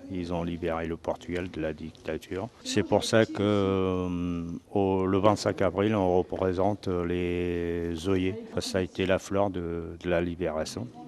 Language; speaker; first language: French; early bilingual, other home language; Portuguese